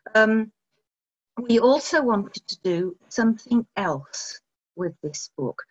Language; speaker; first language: English; native; English